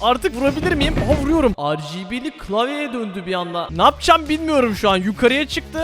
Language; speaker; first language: Turkish; native; Turkish